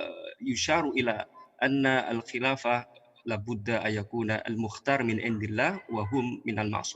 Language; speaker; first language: Arabic; non-native, fluent; Indonesian